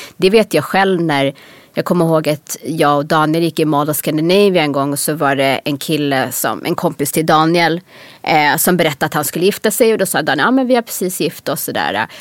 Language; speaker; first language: Swedish; native; Swedish